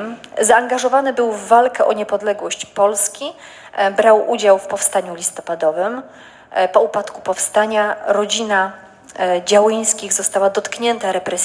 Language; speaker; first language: Polish; native; Polish